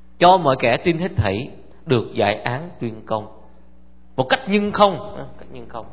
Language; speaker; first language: Vietnamese; early bilingual, heritage; Vietnamese